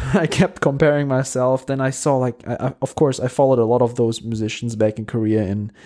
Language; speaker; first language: English; non-native, fluent; Portuguese